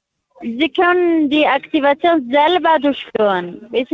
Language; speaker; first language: German; non-native, learner; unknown